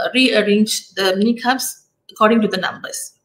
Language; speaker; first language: English; non-native, local second language; Tamil